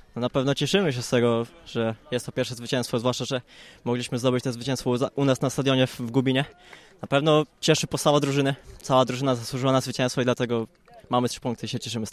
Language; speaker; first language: Polish; native; Polish